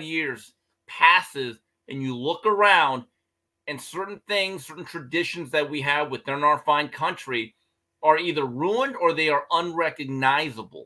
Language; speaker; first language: English; native; English